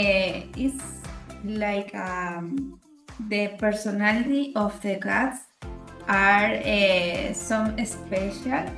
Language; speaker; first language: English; non-native, learner; Spanish